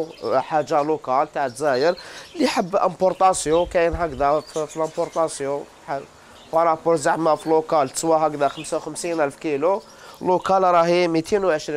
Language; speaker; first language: Arabic; native; Arabic